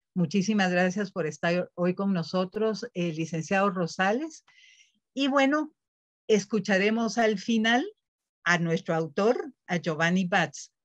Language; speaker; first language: Spanish; native; Spanish